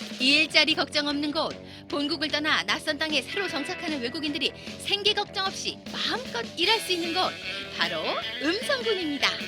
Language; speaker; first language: Korean; native; Korean